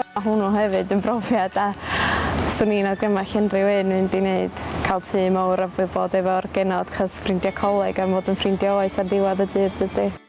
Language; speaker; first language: Welsh; native; Welsh